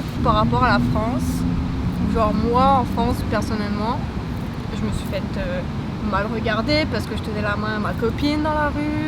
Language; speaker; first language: French; native; French